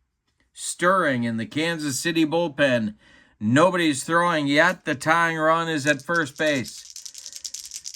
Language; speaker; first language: English; native; English